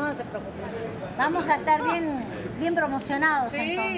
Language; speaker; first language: Spanish; native; Spanish